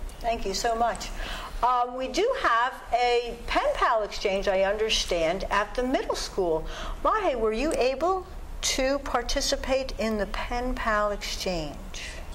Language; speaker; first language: English; native; English